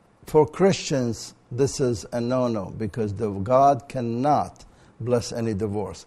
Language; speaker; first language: English; non-native, fluent; Arabic